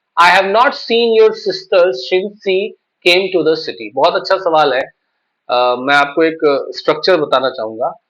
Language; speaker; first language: Hindi; native; Hindi